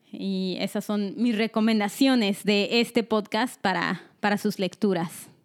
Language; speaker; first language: Spanish; native; Spanish